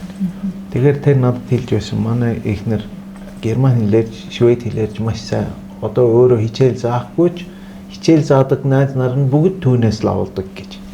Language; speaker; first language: Mongolian; non-native, fluent; Turkish